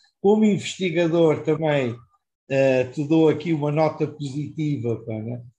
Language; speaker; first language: Portuguese; native; Portuguese